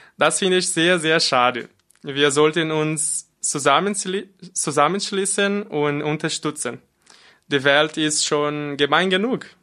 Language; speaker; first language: German; non-native, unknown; Portuguese